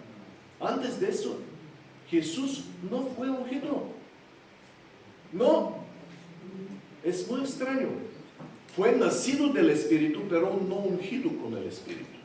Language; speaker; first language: Spanish; non-native, fluent; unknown